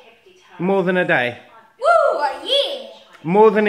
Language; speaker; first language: English; native; English